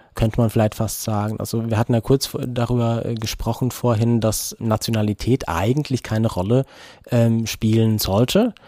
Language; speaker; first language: German; non-native, fluent; Norwegian